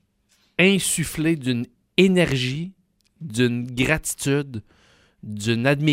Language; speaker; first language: French; native; French